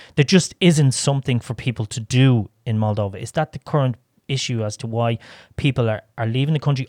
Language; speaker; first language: English; native; English